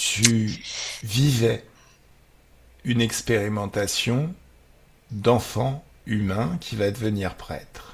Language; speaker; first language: French; native; French